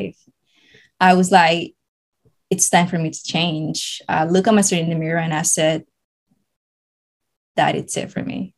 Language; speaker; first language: English; non-native, fluent; Spanish